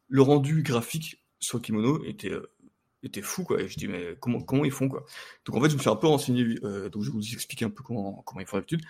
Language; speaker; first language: French; native; French